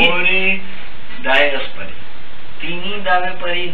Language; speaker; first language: Bulgarian; non-native, learner; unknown